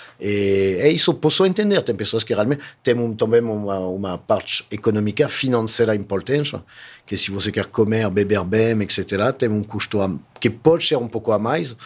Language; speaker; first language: Portuguese; non-native, fluent; French